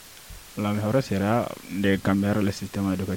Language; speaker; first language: Spanish; non-native, learner; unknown